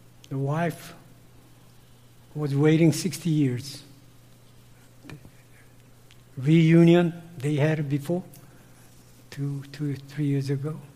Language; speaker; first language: English; non-native, fluent; Korean